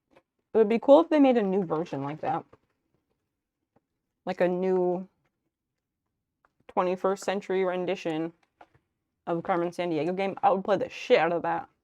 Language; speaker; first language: English; native; English